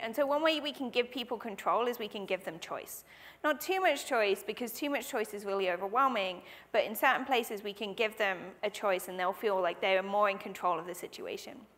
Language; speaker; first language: English; native; English